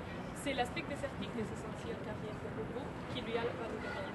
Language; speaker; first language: French; native; French